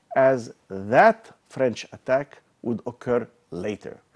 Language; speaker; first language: English; non-native, fluent; Arabic